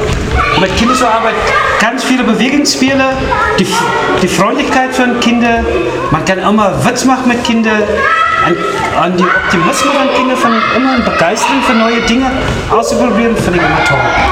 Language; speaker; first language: German; non-native, fluent; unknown